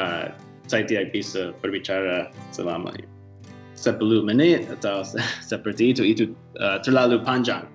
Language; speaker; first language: Indonesian; non-native, learner; English